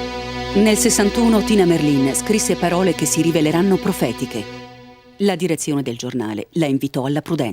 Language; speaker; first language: Italian; native; Italian